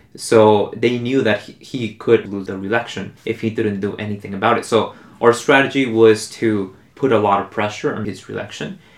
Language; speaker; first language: English; early bilingual, other home language; Spanish